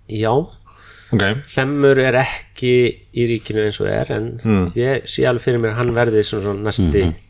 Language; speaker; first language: Icelandic; non-native, fluent; English